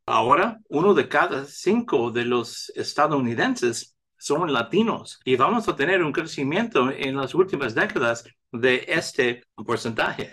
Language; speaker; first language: Spanish; early bilingual, heritage; English